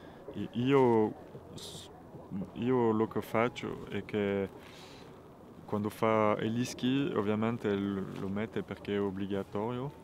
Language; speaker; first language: Italian; non-native, fluent; French